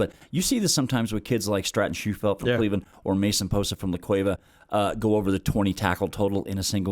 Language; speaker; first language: English; native; English